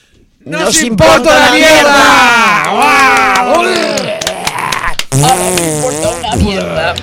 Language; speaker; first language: Spanish; native; Spanish